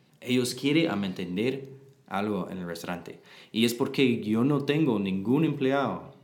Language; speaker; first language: Spanish; non-native, learner; English